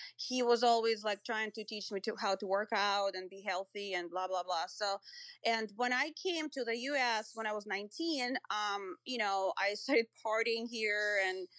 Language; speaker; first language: English; non-native, fluent; Russian